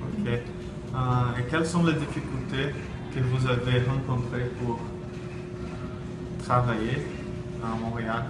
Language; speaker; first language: French; non-native, learner; Portuguese